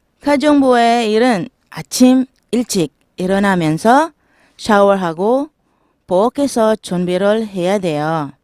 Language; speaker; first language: Korean; non-native, learner; Filipino